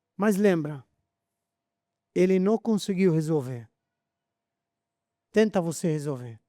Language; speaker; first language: Portuguese; non-native, fluent; Arabic